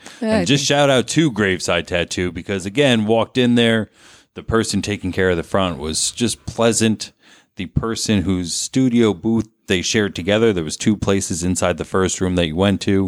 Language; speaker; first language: English; native; English